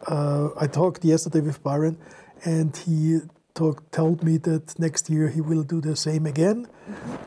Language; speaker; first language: English; non-native, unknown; German